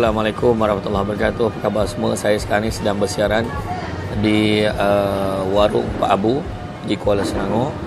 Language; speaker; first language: Malay; native; Malay